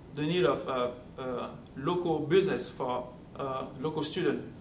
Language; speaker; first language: English; non-native, fluent; French